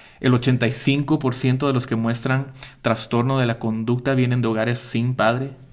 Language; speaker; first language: Spanish; early bilingual, heritage; Spanish